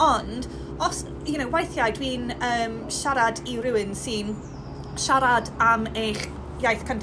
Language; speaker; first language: Welsh; non-native, learner; English